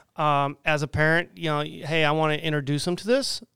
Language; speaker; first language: English; native; English